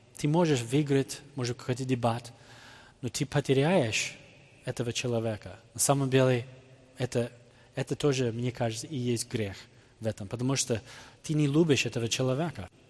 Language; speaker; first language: Russian; non-native, fluent; English